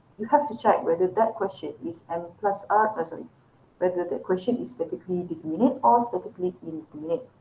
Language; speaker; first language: English; non-native, local second language; Malay